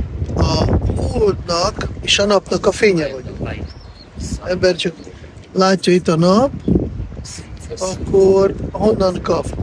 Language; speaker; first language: Hungarian; non-native, fluent; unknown